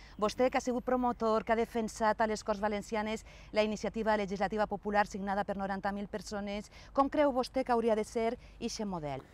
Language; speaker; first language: Catalan; native; Catalan